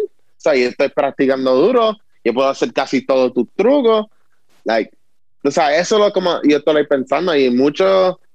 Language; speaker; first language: Spanish; early bilingual, heritage; Spanish